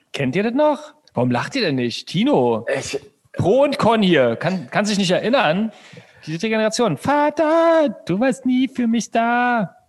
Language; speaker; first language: German; native; German